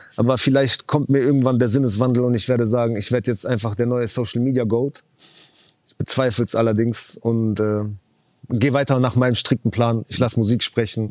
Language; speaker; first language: German; early bilingual, other home language; Chechen